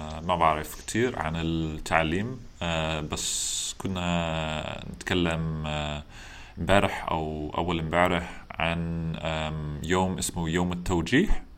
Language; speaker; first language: Arabic; non-native, learner; English